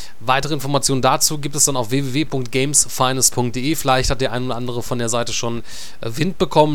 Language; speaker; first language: German; native; German